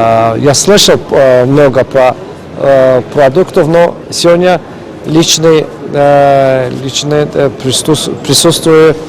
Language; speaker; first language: Russian; non-native, fluent; Azerbaijani